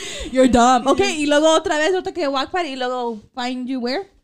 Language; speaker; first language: Spanish; early bilingual, heritage; Spanish